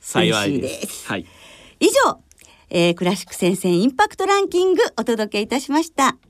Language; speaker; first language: Japanese; native; Japanese